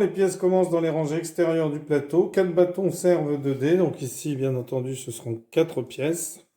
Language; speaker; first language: French; native; French